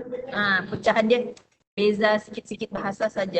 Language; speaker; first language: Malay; non-native, local second language; Buginese